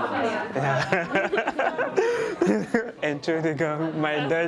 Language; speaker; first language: German; non-native, learner; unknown